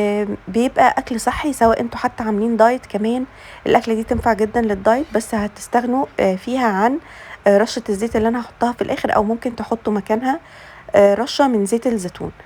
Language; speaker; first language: Arabic; native; Arabic